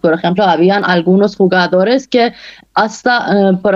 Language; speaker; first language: Spanish; non-native, fluent; Persian